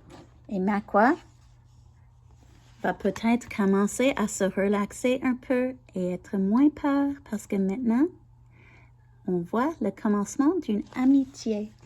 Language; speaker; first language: French; non-native, learner; English